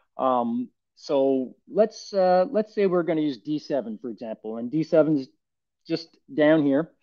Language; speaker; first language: English; native; English